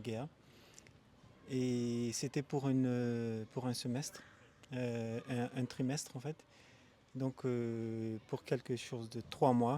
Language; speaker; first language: French; non-native, local second language; Malagasy